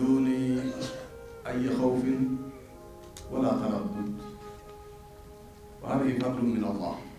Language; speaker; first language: Arabic; non-native, fluent; Amharic